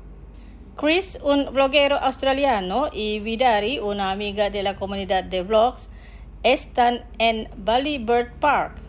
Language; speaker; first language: Spanish; non-native, fluent; Indonesian